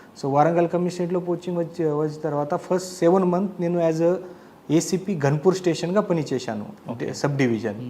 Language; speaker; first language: Telugu; non-native, learner; Marathi